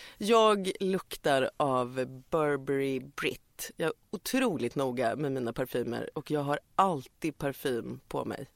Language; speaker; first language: Swedish; native; Swedish